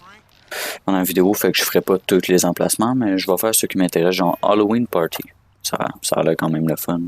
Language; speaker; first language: French; native; French